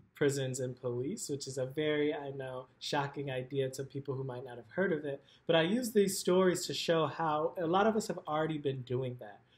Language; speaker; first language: English; native; English